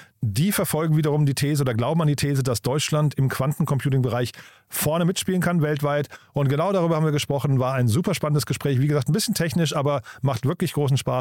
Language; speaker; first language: German; native; German